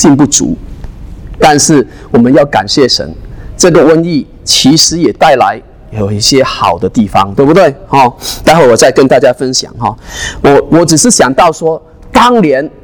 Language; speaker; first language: Chinese; non-native, local second language; Cantonese